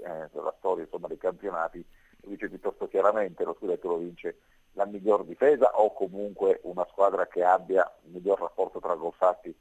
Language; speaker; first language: Italian; native; Italian